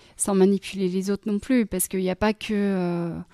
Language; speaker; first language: French; native; French